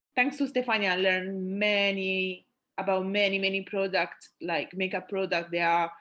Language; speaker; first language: English; non-native, fluent; Italian